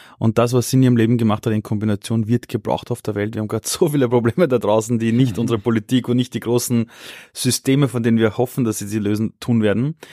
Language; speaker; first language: German; early bilingual, other home language; Persian